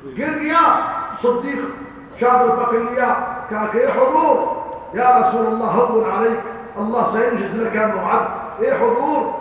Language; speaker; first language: Urdu; non-native, learner; Arabic